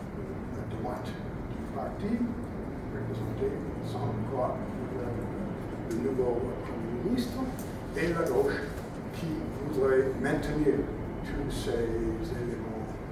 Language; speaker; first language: French; non-native, fluent; English